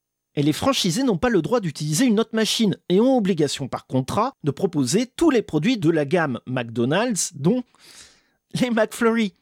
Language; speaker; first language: French; native; French